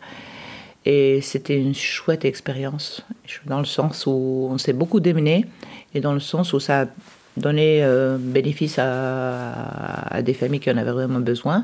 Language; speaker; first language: French; early bilingual, other home language; Arabic